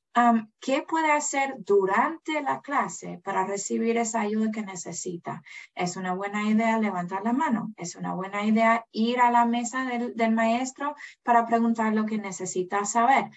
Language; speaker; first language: Spanish; non-native, fluent; English